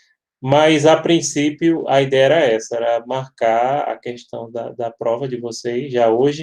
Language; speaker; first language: Portuguese; native; Portuguese